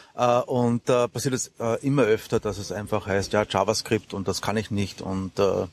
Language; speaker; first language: German; native; German